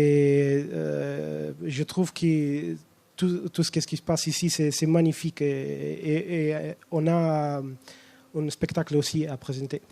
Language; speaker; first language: French; non-native, fluent; Romanian